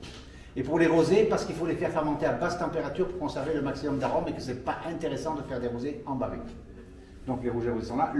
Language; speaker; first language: French; native; French